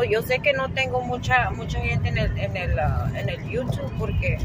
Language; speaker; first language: Spanish; early bilingual, heritage; Spanish